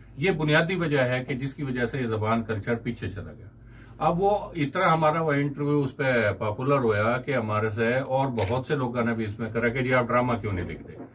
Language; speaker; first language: Urdu; non-native, local second language; Haryanvi